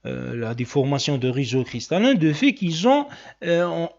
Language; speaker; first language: French; non-native, local second language; Arabic